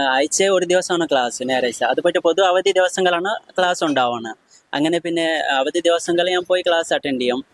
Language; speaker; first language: Malayalam; non-native, local second language; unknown